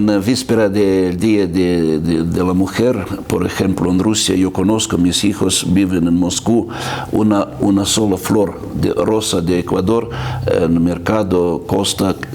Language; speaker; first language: Spanish; non-native, fluent; Russian